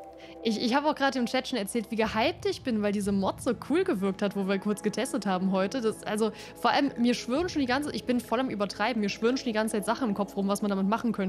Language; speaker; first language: German; native; German